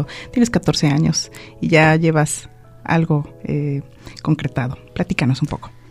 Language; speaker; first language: Spanish; native; Spanish